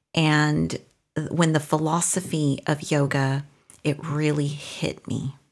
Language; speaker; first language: English; non-native, fluent; Spanish